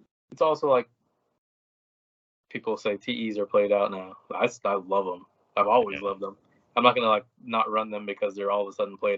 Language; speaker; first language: English; native; English